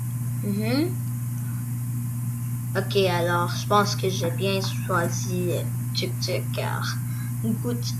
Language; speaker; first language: French; early bilingual, other home language; Korean